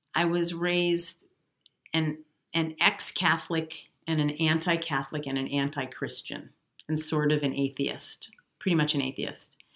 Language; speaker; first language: English; native; English